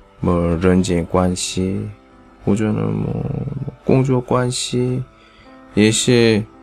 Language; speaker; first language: Chinese; non-native, fluent; Korean